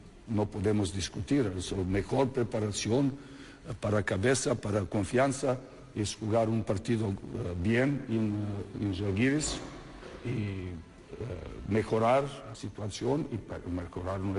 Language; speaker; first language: Spanish; non-native, fluent; Serbian